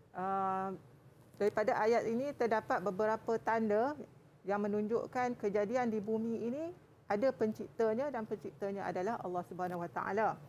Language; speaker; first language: Malay; native; Malay